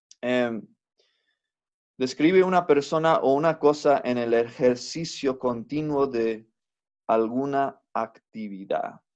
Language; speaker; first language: Spanish; non-native, fluent; English